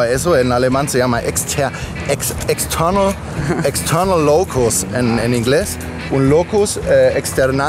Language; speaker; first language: Spanish; non-native, fluent; German